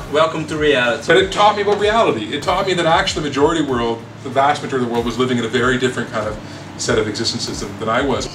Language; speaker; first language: English; native; English